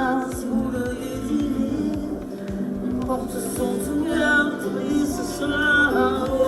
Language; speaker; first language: French; non-native, learner; Bulgarian